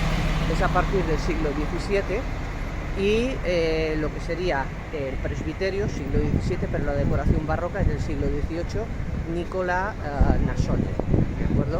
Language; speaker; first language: Spanish; native; Spanish